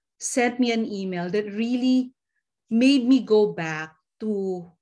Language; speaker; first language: English; non-native, local second language; Filipino